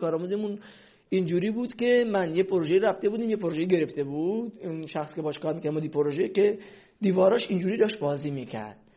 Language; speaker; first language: Persian; non-native, local second language; Central Kurdish